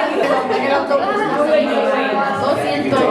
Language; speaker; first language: Spanish; early bilingual, other home language; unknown